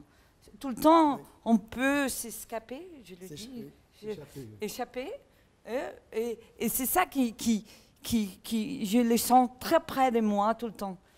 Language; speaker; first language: French; non-native, learner; Catalan